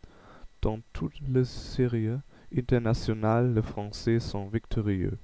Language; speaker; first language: French; non-native, learner; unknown